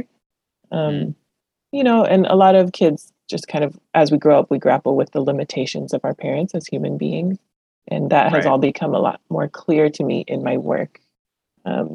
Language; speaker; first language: English; early bilingual, other home language; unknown